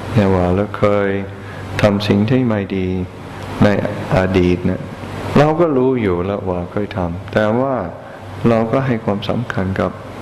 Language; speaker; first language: Thai; non-native, fluent; English